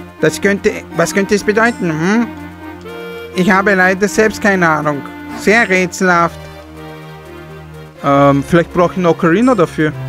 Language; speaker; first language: German; native; German